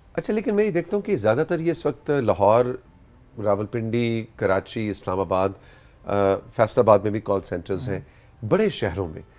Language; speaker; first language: Urdu; native; Urdu